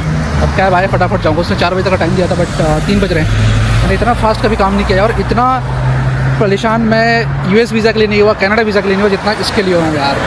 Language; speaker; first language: Hindi; native; Hindi